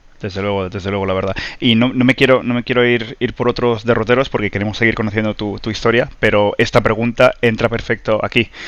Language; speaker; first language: Spanish; native; Spanish